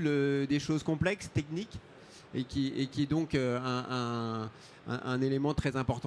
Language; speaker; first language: French; native; French